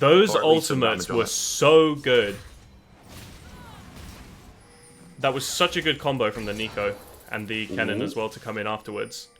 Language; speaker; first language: English; native; English